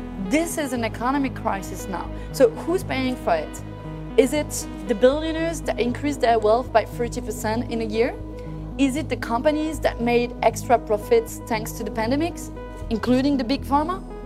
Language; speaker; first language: English; non-native, fluent; French